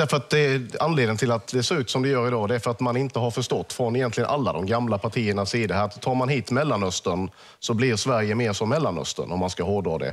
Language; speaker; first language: Swedish; native; Swedish